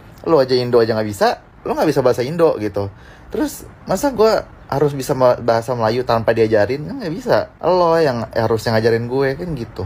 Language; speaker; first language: Indonesian; native; Indonesian